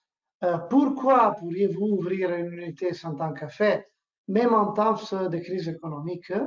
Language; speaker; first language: French; non-native, learner; Italian